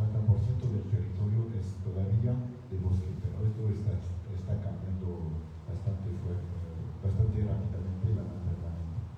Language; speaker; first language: Spanish; non-native, fluent; French